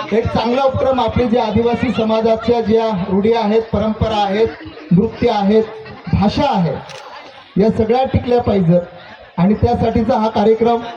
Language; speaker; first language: Marathi; non-native, local second language; Kukna